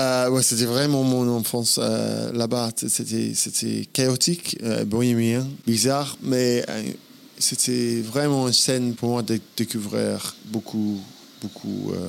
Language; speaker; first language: French; non-native, fluent; English